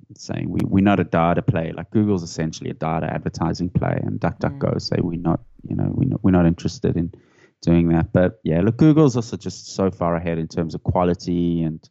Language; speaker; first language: English; native; English